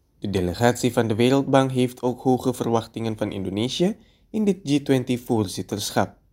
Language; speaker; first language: Dutch; non-native, fluent; Indonesian